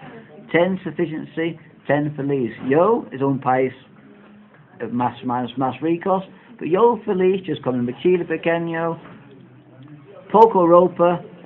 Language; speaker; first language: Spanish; non-native, learner; English